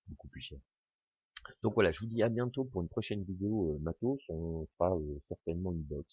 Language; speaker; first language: French; native; French